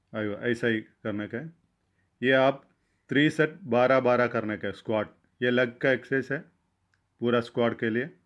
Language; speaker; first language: Hindi; non-native, local second language; Malayalam